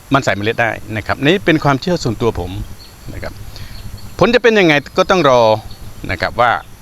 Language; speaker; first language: Thai; non-native, local second language; Khmer